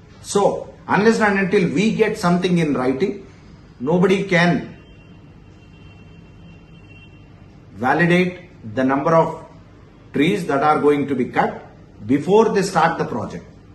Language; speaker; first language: English; non-native, local second language; Telugu